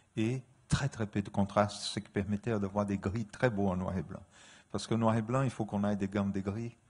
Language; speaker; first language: French; non-native, fluent; Portuguese